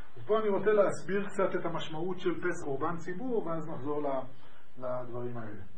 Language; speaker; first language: Hebrew; native; Hebrew